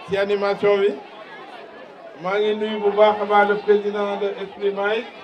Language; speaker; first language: Wolof; non-native, local second language; Fula